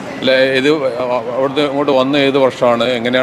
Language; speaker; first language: Malayalam; native; Malayalam